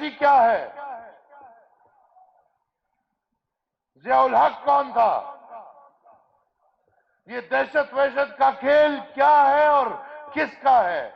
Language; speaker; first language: Urdu; non-native, local second language; Pashto